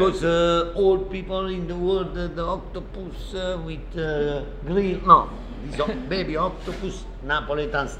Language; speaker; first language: English; non-native, learner; Italian